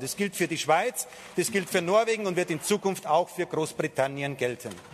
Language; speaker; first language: German; native; German